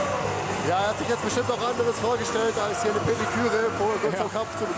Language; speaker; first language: German; native; German